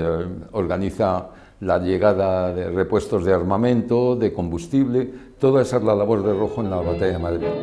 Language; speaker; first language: Spanish; native; Spanish